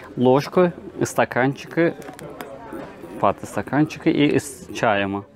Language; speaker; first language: Russian; non-native, learner; Turkish